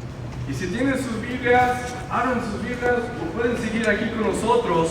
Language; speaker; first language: Spanish; early bilingual, heritage; Spanish